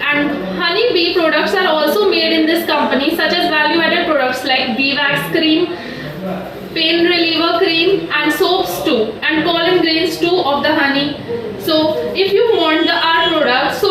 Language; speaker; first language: English; non-native, local second language; Hindi